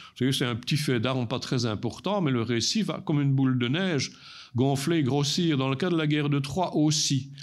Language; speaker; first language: French; native; French